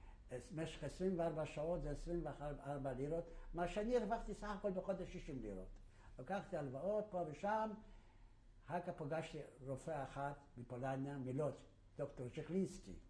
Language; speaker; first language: Hebrew; non-native, fluent; Yiddish